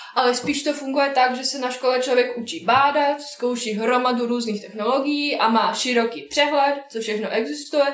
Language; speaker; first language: Czech; non-native, fluent; Bosnian